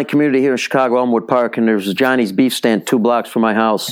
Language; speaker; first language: English; early bilingual, other home language; Italian